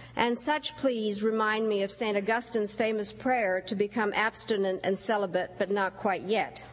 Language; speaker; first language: English; early bilingual, other home language; Czech